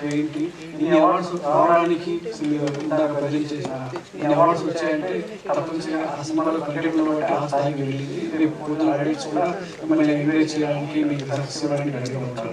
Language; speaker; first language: Telugu; native; Telugu